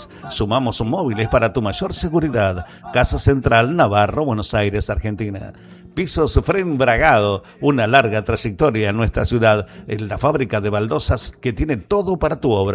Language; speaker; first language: Spanish; native; Spanish